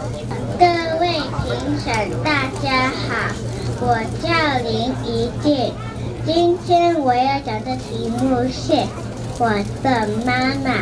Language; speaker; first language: Chinese; early bilingual, heritage; Chinese